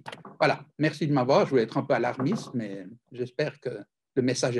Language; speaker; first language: French; native; French